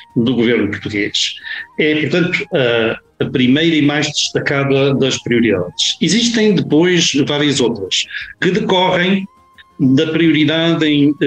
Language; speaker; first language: Portuguese; native; Portuguese